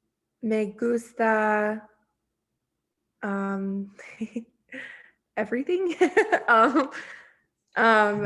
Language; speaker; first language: Spanish; non-native, learner; English